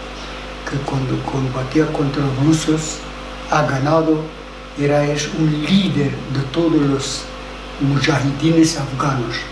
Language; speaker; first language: Spanish; non-native, learner; Persian